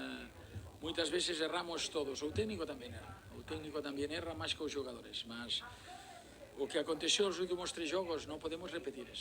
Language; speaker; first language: Portuguese; non-native, learner; Spanish